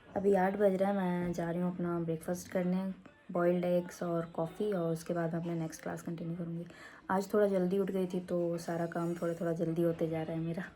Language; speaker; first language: Hindi; native; Hindi